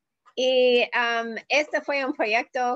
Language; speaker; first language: Spanish; non-native, learner; English